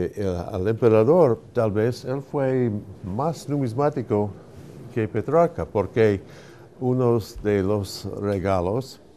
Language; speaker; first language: Spanish; non-native, fluent; English